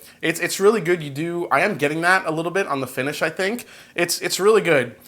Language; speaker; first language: English; native; English